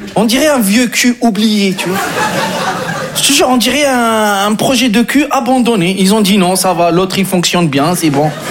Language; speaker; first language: French; non-native, local second language; Arabic